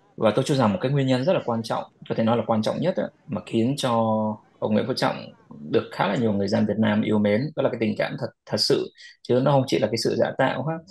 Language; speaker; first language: Vietnamese; native; Vietnamese